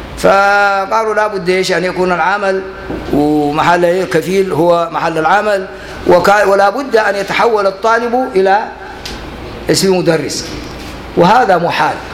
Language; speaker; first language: Arabic; non-native, fluent; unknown